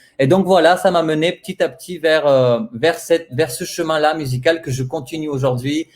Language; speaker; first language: French; non-native, fluent; Bulgarian